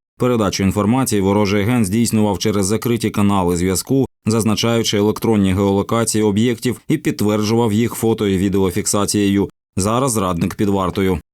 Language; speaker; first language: Ukrainian; native; Ukrainian